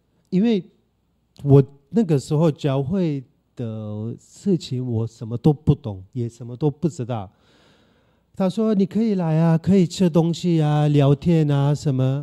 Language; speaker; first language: Chinese; non-native, fluent; Turkish